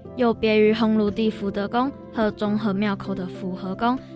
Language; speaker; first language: Chinese; native; Chinese